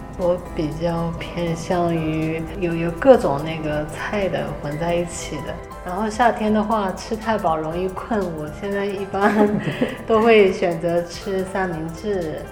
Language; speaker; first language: Chinese; native; Chinese